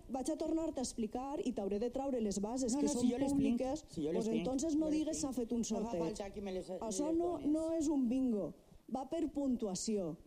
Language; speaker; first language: Catalan; non-native, local second language; Spanish